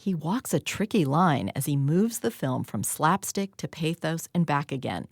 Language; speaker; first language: English; native; English